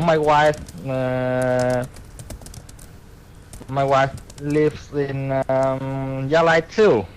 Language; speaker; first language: English; non-native, learner; Vietnamese